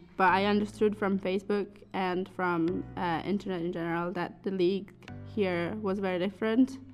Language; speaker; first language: English; non-native, fluent; Italian